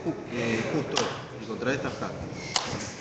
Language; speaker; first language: Spanish; native; Spanish